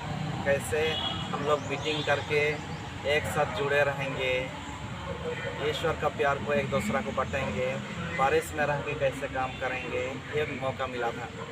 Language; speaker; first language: Hindi; non-native, local second language; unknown